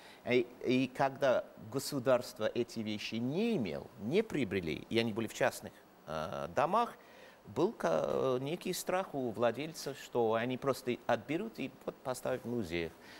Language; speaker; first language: Russian; non-native, fluent; English